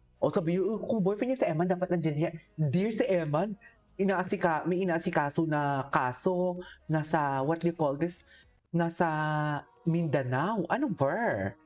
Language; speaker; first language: Filipino; non-native, local second language; Hiligaynon